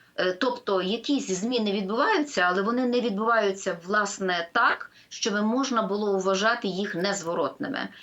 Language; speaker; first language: Ukrainian; native; Ukrainian